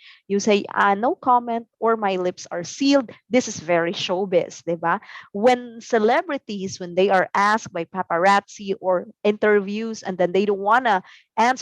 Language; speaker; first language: English; non-native, local second language; Cebuano